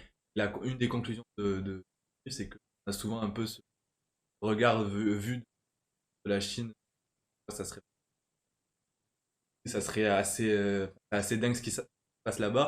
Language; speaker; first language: French; native; French